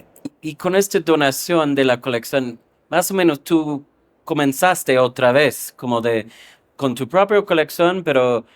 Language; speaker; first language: Spanish; non-native, fluent; English